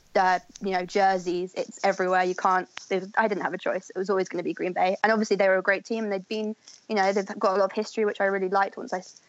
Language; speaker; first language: English; native; English